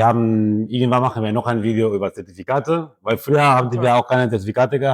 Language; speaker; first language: German; non-native, fluent; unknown